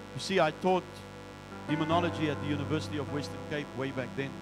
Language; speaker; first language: English; non-native, local second language; Afrikaans